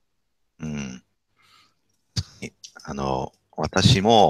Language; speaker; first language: Japanese; non-native, fluent; English